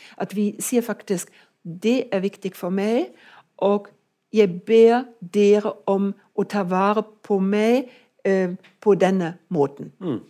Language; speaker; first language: Norwegian; non-native, fluent; German